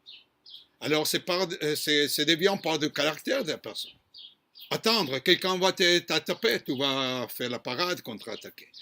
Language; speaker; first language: French; non-native, fluent; Hebrew